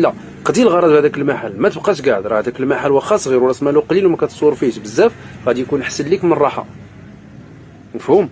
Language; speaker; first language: Arabic; native; Arabic